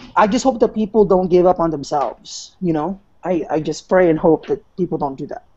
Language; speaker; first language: English; non-native, local second language; Filipino